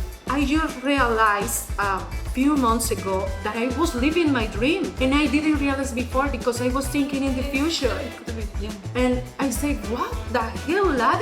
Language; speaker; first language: English; non-native, fluent; Spanish